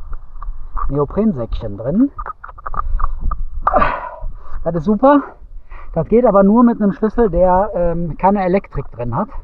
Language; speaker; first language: German; native; German